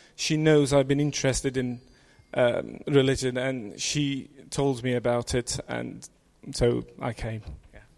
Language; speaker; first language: English; non-native, fluent; Turkish